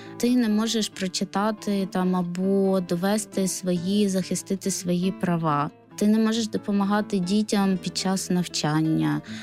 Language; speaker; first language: Ukrainian; non-native, local second language; Romany